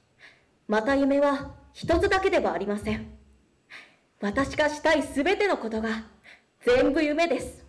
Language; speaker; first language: Japanese; non-native, fluent; Korean